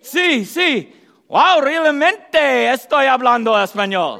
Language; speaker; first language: Spanish; non-native, learner; English